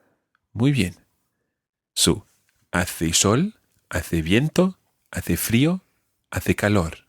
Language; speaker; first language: Spanish; non-native, fluent; English